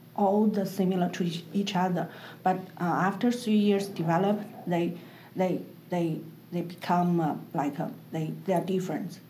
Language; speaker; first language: English; non-native, learner; Chinese